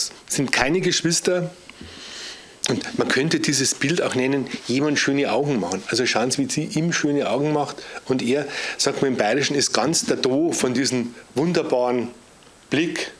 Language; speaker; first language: German; native; German